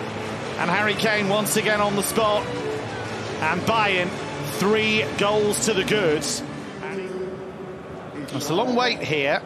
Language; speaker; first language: English; native; English